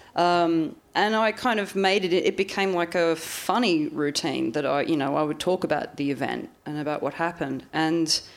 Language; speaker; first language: English; native; English